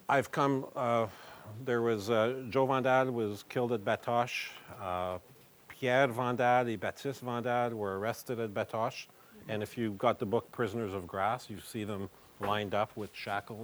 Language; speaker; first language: English; non-native, local second language; French